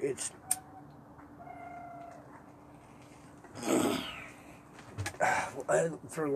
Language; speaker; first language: English; native; English